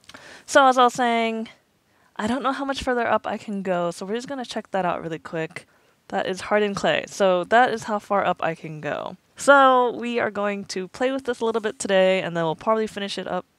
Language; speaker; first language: English; native; English